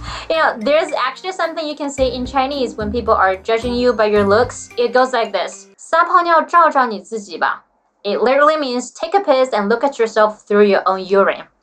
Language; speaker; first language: English; non-native, fluent; Chinese